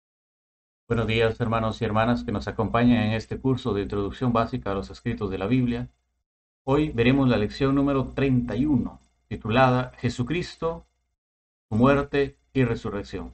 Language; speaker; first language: Spanish; native; Spanish